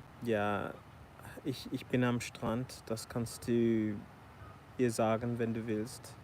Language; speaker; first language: German; non-native, learner; English